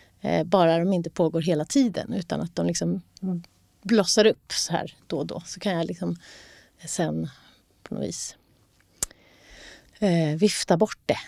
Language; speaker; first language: Swedish; native; Swedish